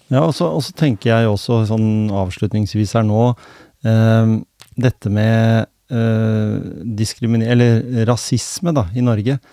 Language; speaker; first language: Norwegian; native; Norwegian